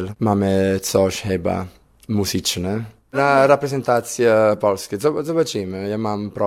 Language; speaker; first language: Polish; non-native, learner; Italian